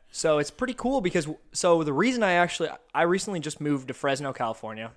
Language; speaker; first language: English; early bilingual, other home language; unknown